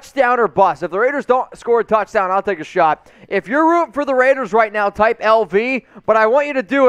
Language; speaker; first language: English; native; English